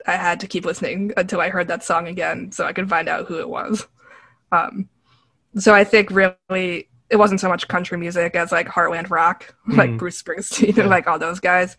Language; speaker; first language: English; native; English